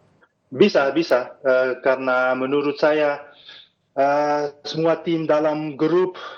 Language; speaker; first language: Indonesian; non-native, fluent; Dutch